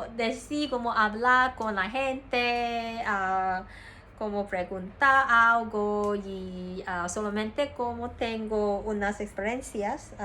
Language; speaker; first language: Spanish; non-native, learner; Cantonese